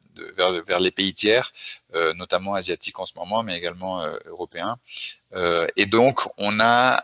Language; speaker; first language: French; native; French